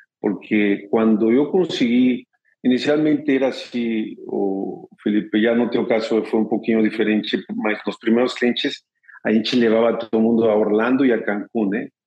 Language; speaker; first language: Portuguese; non-native, fluent; Spanish